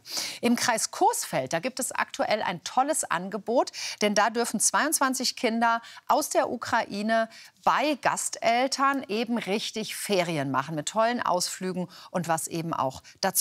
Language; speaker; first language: German; native; German